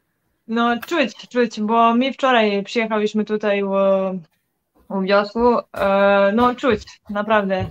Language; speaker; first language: Polish; non-native, learner; Serbian